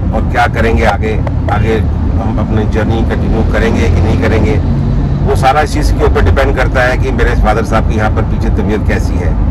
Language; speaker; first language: Hindi; non-native, local second language; Punjabi